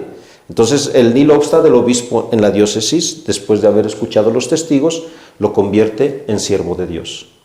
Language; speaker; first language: Spanish; native; Spanish